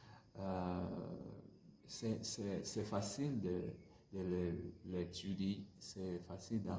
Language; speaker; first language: French; non-native, learner; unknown